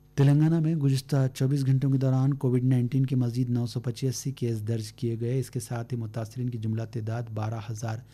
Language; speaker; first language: Hindi; native; Hindi